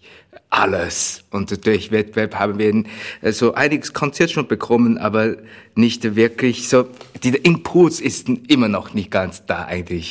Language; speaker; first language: German; non-native, learner; Chinese